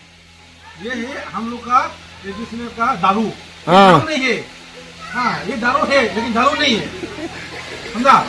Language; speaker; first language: Hindi; non-native, local second language; Rongmei Naga